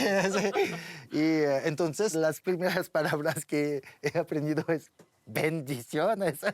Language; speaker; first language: Spanish; non-native, learner; French